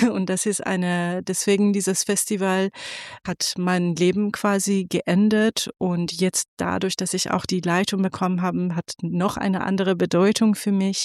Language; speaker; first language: German; non-native, fluent; Persian